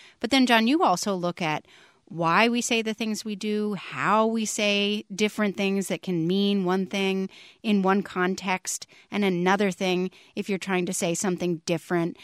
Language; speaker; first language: English; native; English